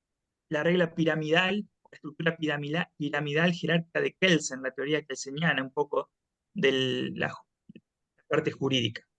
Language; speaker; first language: Spanish; native; Spanish